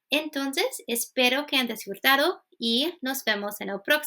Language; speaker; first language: Spanish; non-native, fluent; English